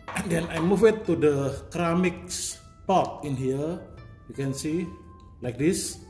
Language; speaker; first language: English; non-native, learner; Indonesian